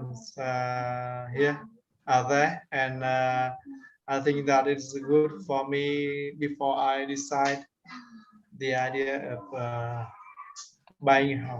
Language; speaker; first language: English; non-native, learner; Vietnamese